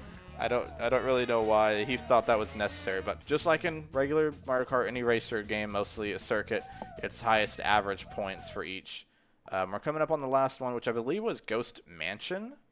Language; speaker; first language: English; native; English